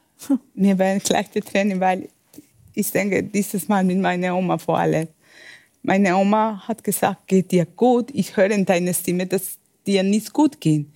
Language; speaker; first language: German; non-native, learner; Spanish